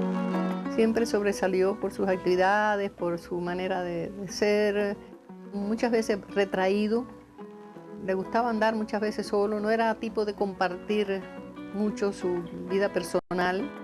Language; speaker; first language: Spanish; native; Spanish